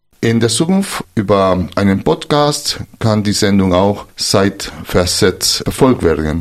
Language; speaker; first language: German; non-native, fluent; Spanish